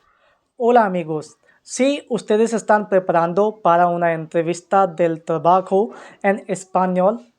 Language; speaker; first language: Spanish; non-native, fluent; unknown